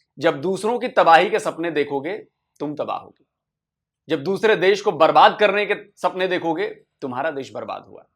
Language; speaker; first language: Hindi; native; Hindi